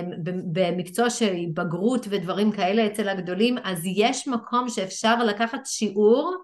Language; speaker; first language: Hebrew; non-native, fluent; English